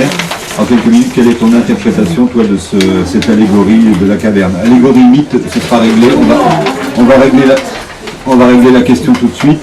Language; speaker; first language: French; native; French